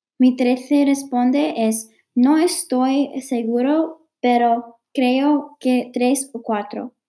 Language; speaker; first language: Spanish; non-native, learner; English